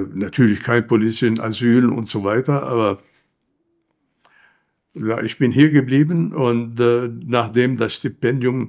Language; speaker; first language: German; non-native, fluent; Arabic